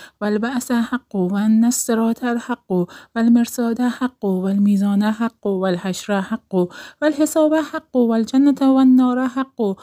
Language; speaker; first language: Arabic; non-native, learner; Persian